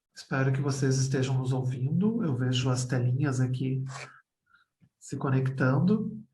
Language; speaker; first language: Portuguese; native; Portuguese